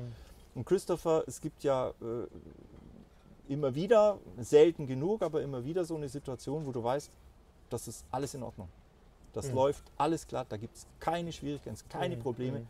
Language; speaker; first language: German; native; German